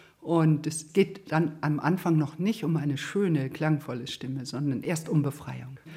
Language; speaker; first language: German; native; German